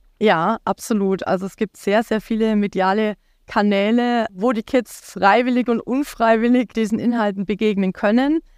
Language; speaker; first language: German; native; German